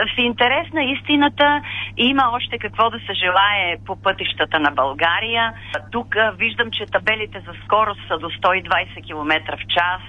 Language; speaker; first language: Bulgarian; native; Bulgarian